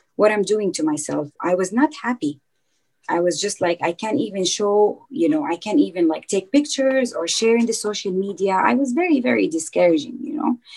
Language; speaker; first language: English; non-native, fluent; Arabic